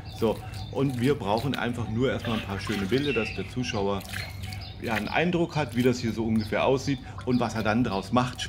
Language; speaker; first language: German; native; German